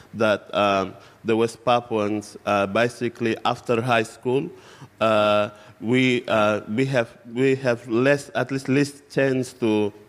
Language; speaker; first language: English; non-native, fluent; Indonesian